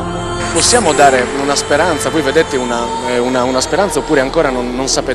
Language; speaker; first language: Italian; native; Italian